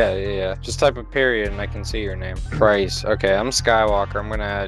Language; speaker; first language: English; native; English